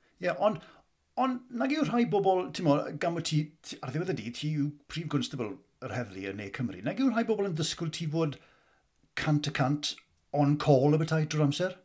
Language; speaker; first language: Welsh; non-native, local second language; English